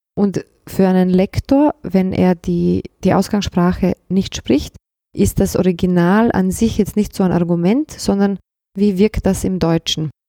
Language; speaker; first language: German; early bilingual, other home language; Bosnian